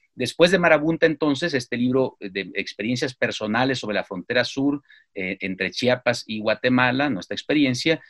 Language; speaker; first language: Spanish; native; Spanish